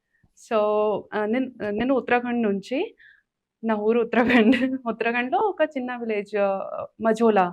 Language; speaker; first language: Telugu; non-native, learner; Hindi